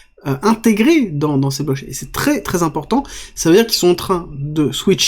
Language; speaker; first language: French; native; French